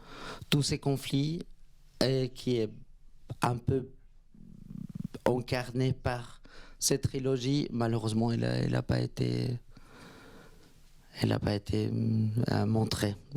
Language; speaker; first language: French; non-native, fluent; Spanish